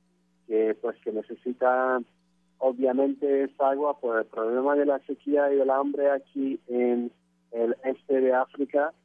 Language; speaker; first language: Spanish; non-native, fluent; French